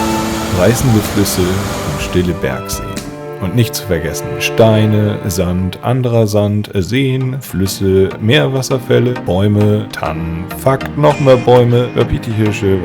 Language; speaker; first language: German; native; German